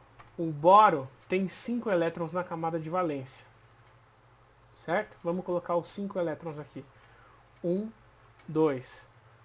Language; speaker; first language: Portuguese; native; Portuguese